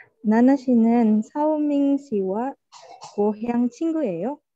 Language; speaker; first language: Korean; non-native, learner; Indonesian